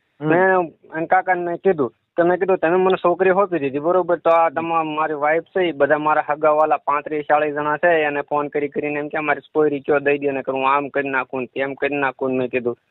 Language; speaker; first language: Gujarati; native; Gujarati